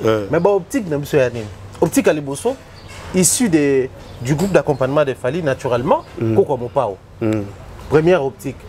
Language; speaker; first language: French; non-native, local second language; Lingala